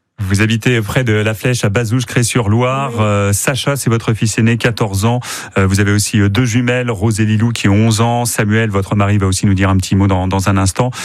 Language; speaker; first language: French; native; French